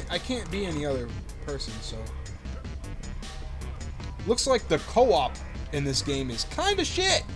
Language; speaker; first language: English; native; English